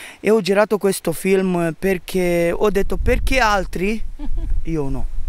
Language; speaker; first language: Italian; non-native, fluent; Romanian